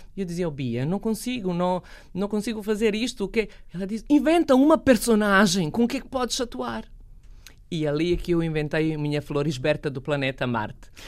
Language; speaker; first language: Portuguese; non-native, fluent; Serbian